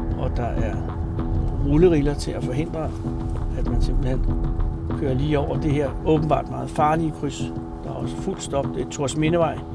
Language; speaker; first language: Danish; native; Danish